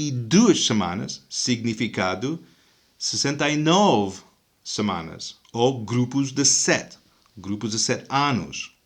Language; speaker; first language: Portuguese; non-native, fluent; English